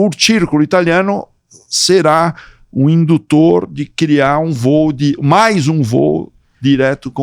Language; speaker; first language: Italian; early bilingual, heritage; Portuguese